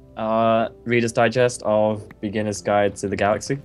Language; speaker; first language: English; native; English